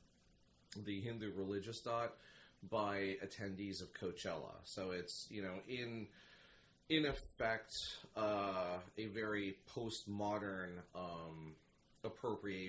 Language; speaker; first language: English; native; English